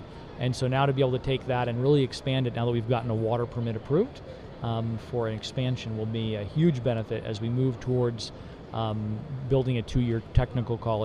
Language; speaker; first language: English; native; English